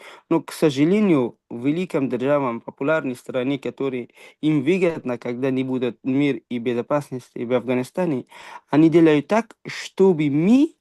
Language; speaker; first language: Russian; non-native, fluent; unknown